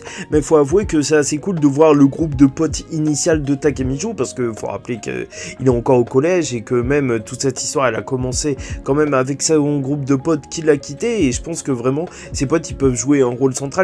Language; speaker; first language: French; native; French